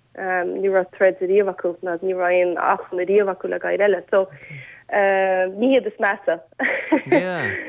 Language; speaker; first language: Irish; native; Irish